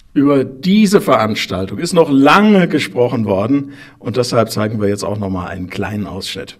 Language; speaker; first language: German; native; German